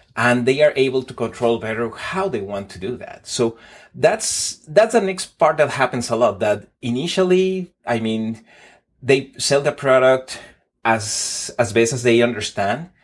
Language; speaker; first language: English; non-native, fluent; Spanish